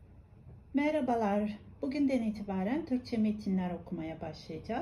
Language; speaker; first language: Turkish; non-native, fluent; Kazakh